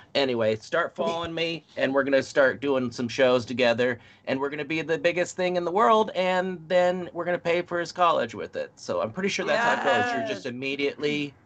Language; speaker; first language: English; native; English